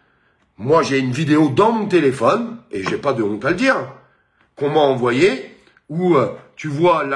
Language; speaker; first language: French; native; French